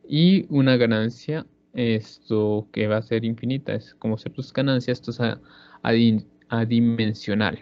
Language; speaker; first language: Spanish; native; Spanish